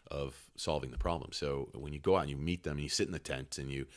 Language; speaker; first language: English; native; English